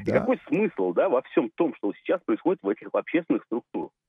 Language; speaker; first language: Russian; native; Russian